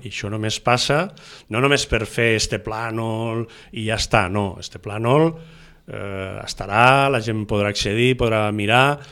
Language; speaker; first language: Catalan; native; Catalan